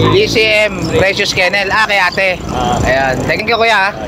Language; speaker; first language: Filipino; native; Filipino